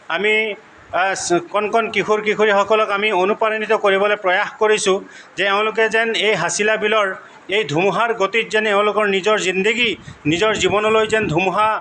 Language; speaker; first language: Assamese; non-native, local second language; Bangla